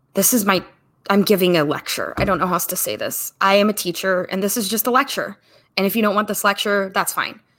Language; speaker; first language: English; native; English